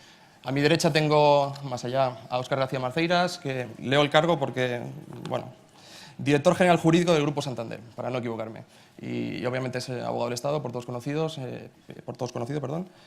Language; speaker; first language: Spanish; native; Spanish